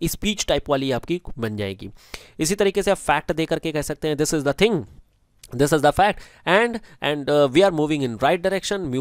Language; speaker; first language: Hindi; native; Hindi